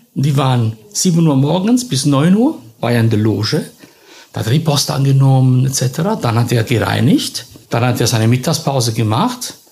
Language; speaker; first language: German; non-native, fluent; Italian